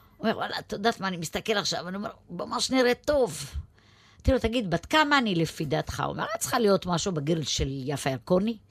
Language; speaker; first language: Hebrew; native; Hebrew